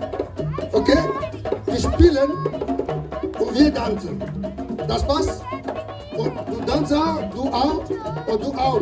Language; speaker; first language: German; non-native, learner; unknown